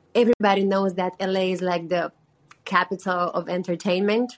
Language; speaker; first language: English; non-native, fluent; Romanian